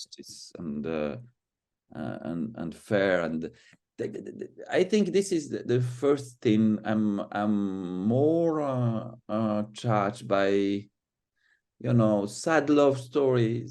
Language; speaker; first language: English; non-native, fluent; Arabic